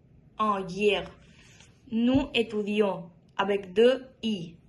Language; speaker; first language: French; non-native, learner; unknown